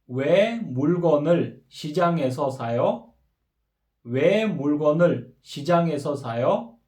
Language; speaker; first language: Korean; non-native, fluent; Kyrgyz